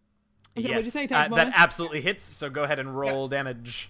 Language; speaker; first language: English; native; English